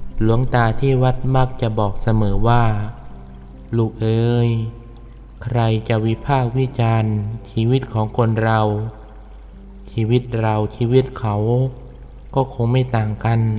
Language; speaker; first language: Thai; native; Thai